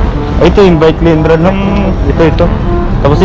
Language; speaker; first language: Filipino; non-native, local second language; Cebuano